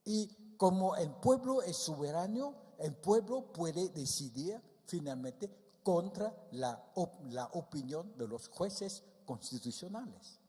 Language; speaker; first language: Spanish; non-native, fluent; Vietnamese